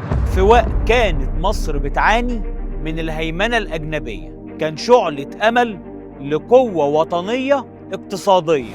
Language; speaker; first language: Arabic; native; Arabic